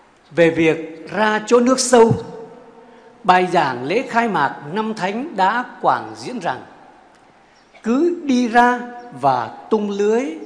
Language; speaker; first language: Vietnamese; native; Vietnamese